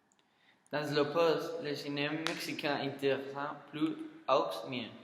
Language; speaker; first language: French; non-native, learner; Spanish